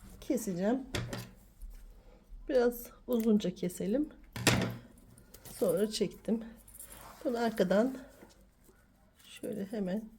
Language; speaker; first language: Turkish; native; Turkish